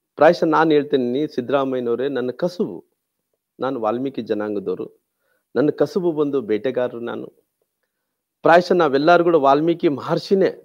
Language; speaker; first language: Kannada; non-native, local second language; Telugu